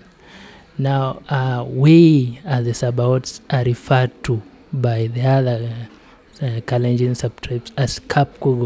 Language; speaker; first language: English; non-native, local second language; Kalenjin